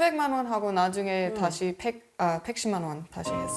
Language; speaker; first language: Korean; non-native, learner; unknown